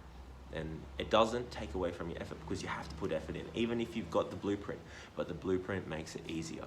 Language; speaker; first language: English; native; English